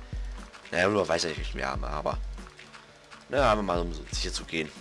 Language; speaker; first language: German; native; German